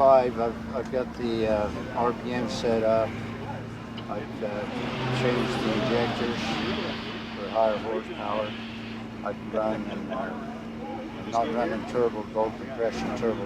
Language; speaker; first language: English; native; English